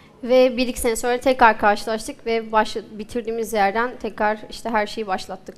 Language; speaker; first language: Turkish; native; Turkish